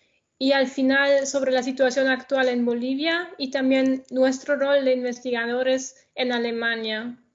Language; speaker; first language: Spanish; non-native, fluent; German